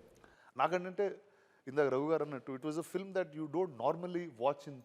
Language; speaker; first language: Telugu; native; Telugu